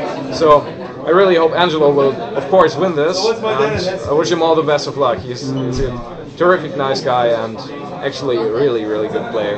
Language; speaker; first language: English; non-native, fluent; German